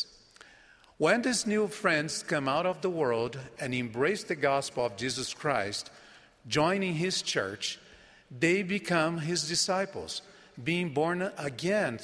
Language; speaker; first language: English; non-native, fluent; Portuguese